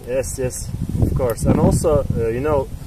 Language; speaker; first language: English; non-native, learner; Turkish